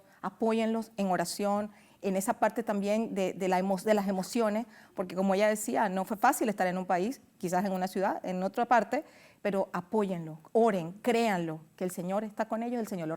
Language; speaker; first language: Spanish; native; Spanish